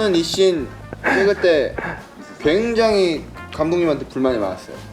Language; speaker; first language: Korean; native; Korean